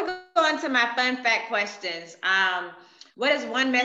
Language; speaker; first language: English; native; English